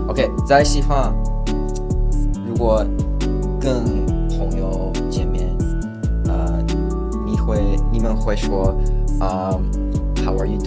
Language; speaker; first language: Chinese; non-native, learner; English